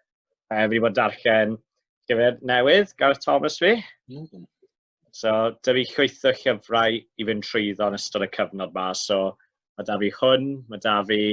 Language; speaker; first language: Welsh; native; Welsh